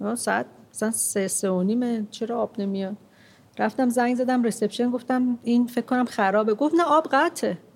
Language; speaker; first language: Persian; non-native, local second language; Armenian